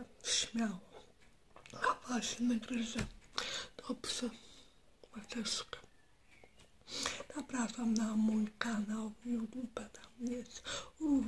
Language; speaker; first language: Polish; non-native, learner; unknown